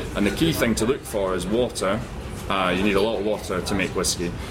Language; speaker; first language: English; native; English